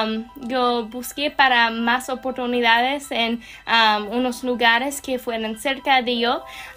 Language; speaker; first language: Spanish; non-native, learner; English